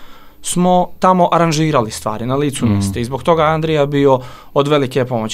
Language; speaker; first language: Serbian; native; Serbian